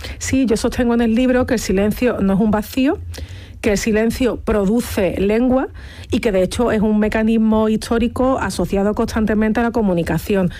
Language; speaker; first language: Spanish; native; Spanish